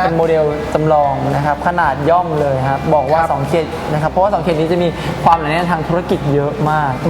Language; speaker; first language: Thai; native; Thai